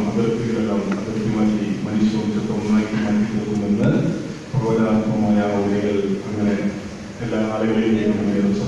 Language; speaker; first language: Malayalam; native; Malayalam